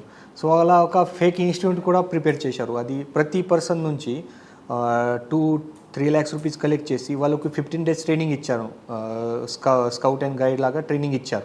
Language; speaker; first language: Telugu; non-native, fluent; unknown